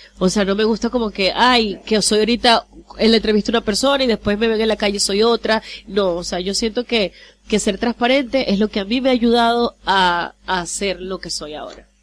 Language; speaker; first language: Spanish; native; Spanish